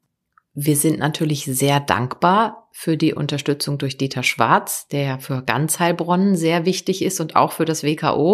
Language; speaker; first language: German; native; German